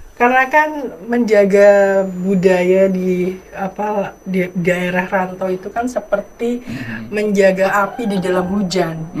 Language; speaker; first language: Indonesian; non-native, local second language; Banjar